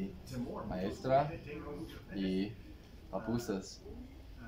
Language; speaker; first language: Spanish; non-native, learner; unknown